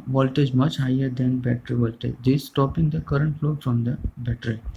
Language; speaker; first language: English; non-native, local second language; Gujarati